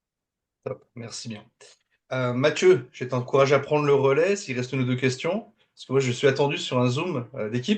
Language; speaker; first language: French; native; French